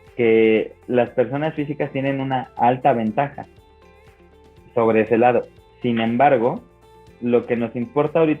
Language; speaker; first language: Spanish; native; Spanish